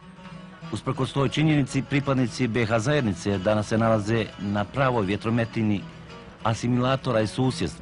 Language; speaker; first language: Bosnian; native; Bosnian